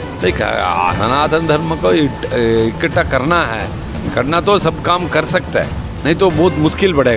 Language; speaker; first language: Hindi; non-native, local second language; Tamil